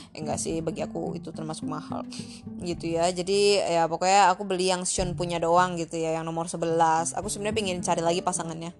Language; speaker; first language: Indonesian; native; Indonesian